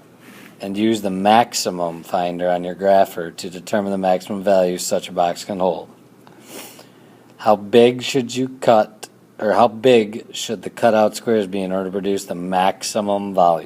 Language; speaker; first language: English; native; English